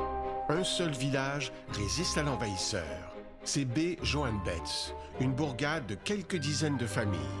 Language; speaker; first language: French; native; French